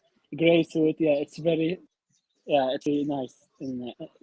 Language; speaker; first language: English; non-native, learner; Arabic